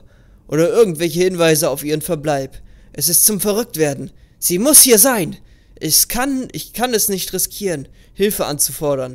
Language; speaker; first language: German; native; German